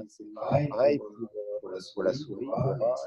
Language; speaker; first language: French; native; French